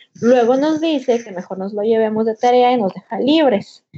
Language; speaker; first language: Spanish; native; Spanish